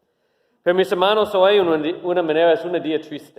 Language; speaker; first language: Spanish; non-native, fluent; English